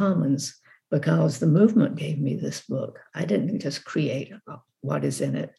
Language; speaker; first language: English; native; English